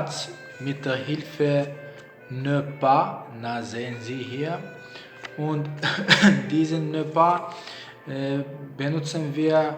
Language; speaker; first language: German; non-native, learner; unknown